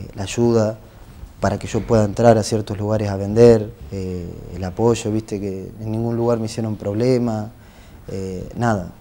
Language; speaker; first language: Spanish; native; Spanish